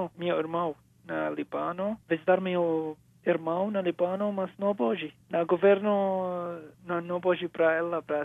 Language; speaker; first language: Portuguese; non-native, learner; Arabic